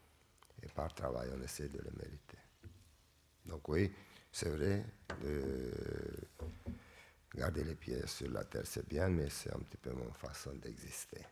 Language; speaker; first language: French; non-native, fluent; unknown